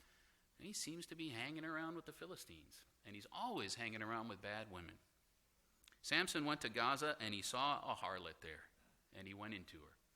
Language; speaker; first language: English; native; English